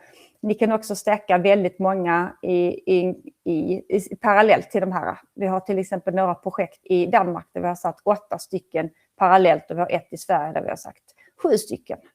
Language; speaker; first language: Swedish; native; Swedish